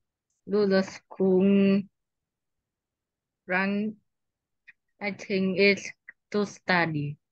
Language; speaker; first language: English; non-native, learner; Vietnamese